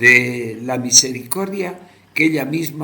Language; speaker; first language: Spanish; native; Spanish